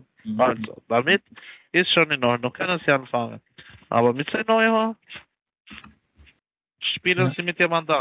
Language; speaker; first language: German; non-native, learner; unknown